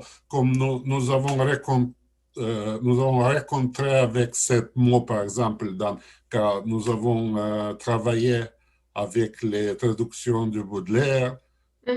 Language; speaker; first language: French; non-native, learner; Russian